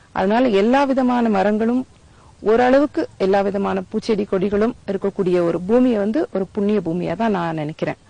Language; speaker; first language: Tamil; native; Tamil